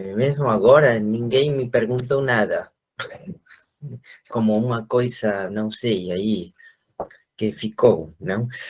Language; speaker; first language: Portuguese; non-native, fluent; Spanish